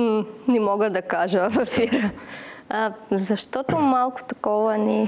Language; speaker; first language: Bulgarian; non-native, learner; Russian